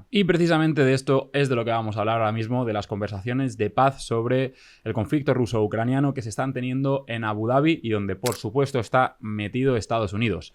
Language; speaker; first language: Spanish; native; Spanish